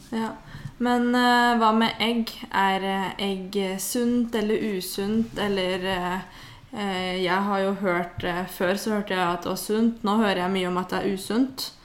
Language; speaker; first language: Norwegian; native; Norwegian